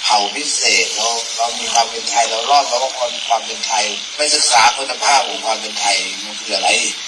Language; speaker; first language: Thai; native; Thai